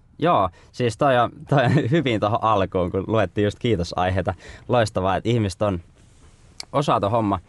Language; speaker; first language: Finnish; native; Finnish